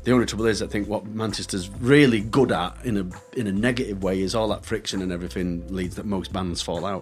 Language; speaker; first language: English; native; English